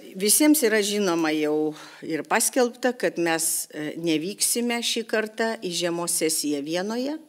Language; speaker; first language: Lithuanian; native; Lithuanian